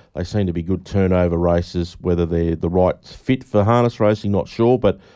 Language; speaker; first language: English; native; English